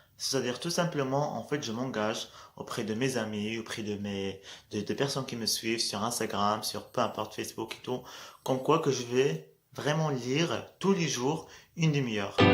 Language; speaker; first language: French; non-native, local second language; Arabic